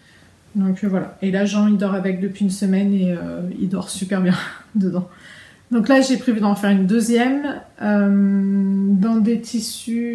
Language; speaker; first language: French; native; French